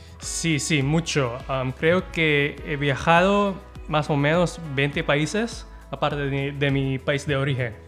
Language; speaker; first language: Spanish; non-native, fluent; Filipino